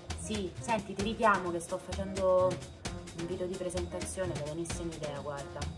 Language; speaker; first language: Italian; native; Italian